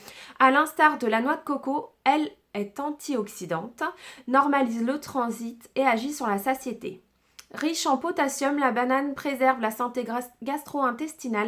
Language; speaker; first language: French; native; French